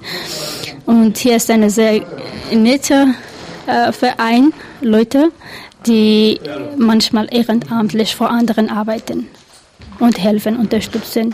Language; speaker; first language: German; non-native, learner; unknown